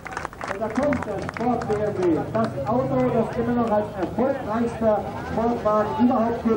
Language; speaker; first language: German; native; German